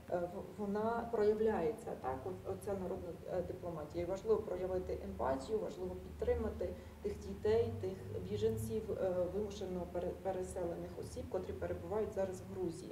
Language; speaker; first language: Ukrainian; non-native, fluent; Georgian